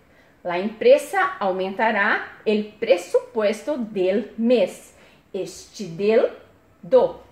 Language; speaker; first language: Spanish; non-native, fluent; Portuguese